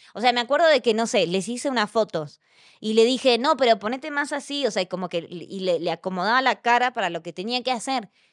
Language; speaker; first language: Spanish; native; Spanish